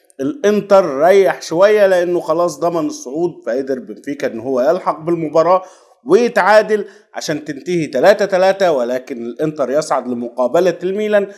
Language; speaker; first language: Arabic; native; Arabic